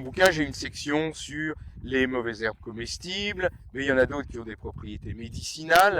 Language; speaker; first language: French; native; French